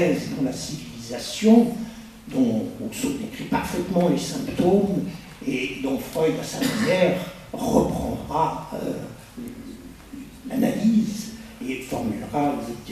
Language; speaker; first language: French; native; French